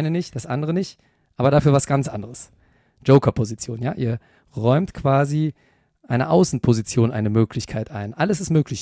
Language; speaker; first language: German; native; German